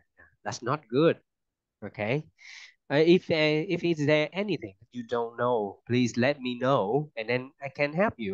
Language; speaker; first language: English; non-native, fluent; Vietnamese